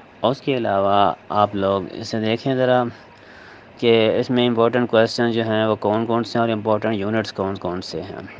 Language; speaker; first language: Urdu; non-native, local second language; Saraiki